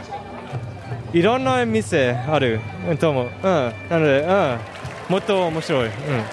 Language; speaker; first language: Japanese; non-native, learner; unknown